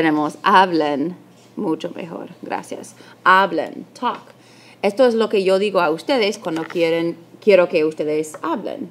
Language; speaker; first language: Spanish; non-native, fluent; English